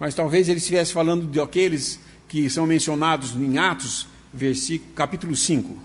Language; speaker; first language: Portuguese; native; Portuguese